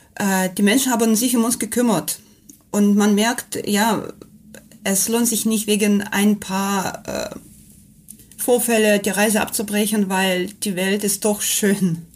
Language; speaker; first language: German; non-native, fluent; Russian